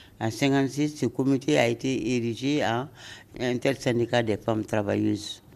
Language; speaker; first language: French; non-native, local second language; Bambara